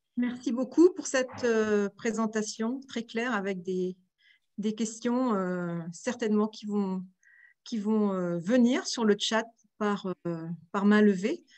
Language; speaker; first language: French; native; French